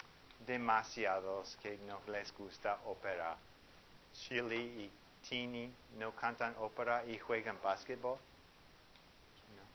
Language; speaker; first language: Spanish; non-native, fluent; English